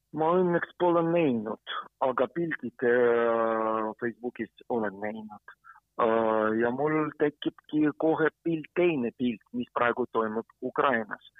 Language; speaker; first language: Estonian; non-native, fluent; Ukrainian